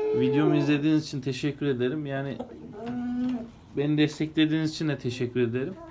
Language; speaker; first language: Turkish; native; Turkish